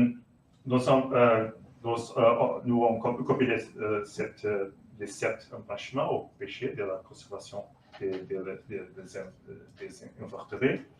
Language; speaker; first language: French; non-native, learner; Portuguese